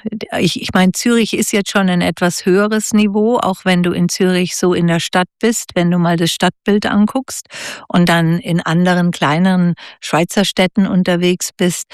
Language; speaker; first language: German; native; German